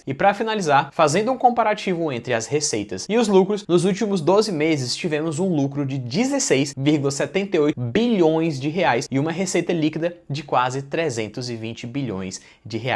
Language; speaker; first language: Portuguese; native; Portuguese